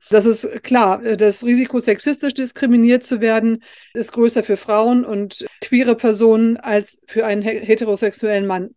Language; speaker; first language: German; native; German